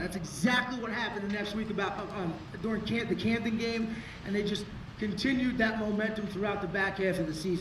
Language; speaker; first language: English; native; English